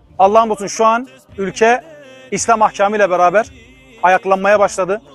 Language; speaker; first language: Turkish; non-native, fluent; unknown